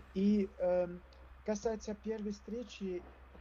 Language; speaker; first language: Russian; non-native, learner; French